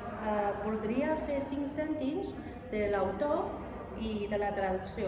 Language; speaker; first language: Catalan; non-native, fluent; Chinese